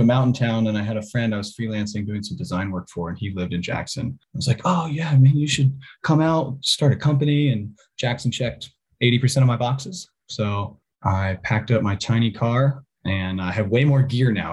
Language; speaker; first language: English; native; English